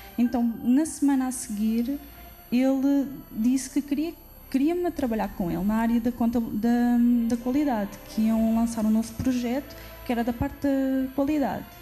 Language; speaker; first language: Portuguese; native; Portuguese